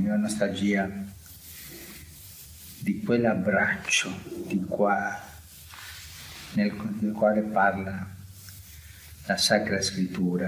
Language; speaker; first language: Italian; non-native, fluent; Spanish